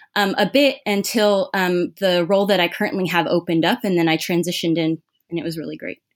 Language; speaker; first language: English; native; English